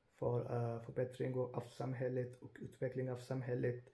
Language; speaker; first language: Swedish; non-native, fluent; Urdu